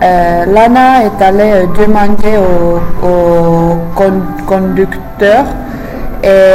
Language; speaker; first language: French; non-native, fluent; English